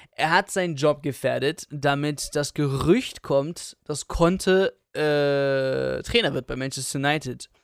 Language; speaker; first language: German; early bilingual, other home language; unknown